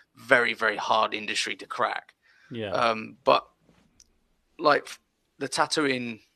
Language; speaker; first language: English; early bilingual, other home language; Spanish